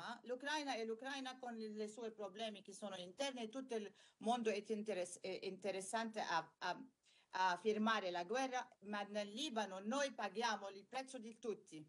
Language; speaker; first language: Italian; non-native, learner; Arabic